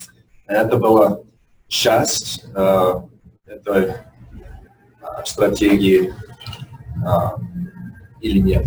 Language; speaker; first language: Russian; non-native, fluent; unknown